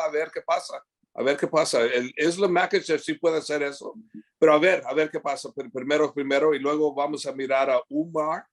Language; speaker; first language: Spanish; early bilingual, heritage; English